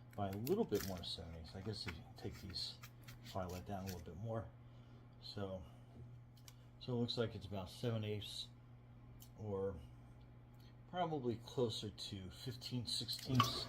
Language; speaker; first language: English; native; English